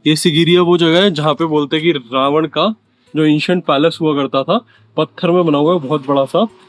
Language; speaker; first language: Hindi; native; Hindi